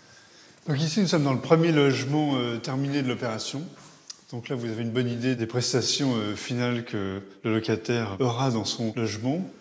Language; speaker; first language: French; native; French